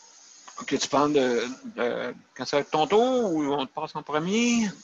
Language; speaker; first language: French; native; French